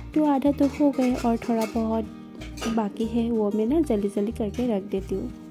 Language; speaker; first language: Hindi; non-native, local second language; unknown